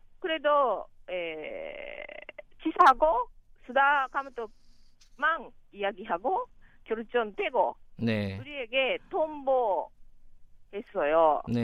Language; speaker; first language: Korean; non-native, learner; Japanese